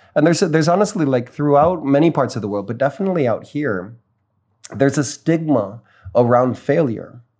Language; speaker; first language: English; native; English